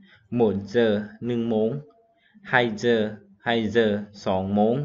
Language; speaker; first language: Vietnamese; non-native, learner; Hmong